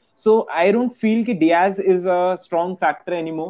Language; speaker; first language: English; non-native, local second language; Hindi